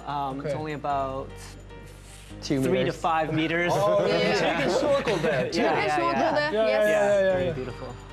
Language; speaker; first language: English; native; English